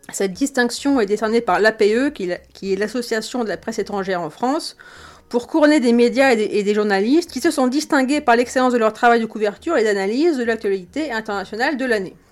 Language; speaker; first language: French; native; French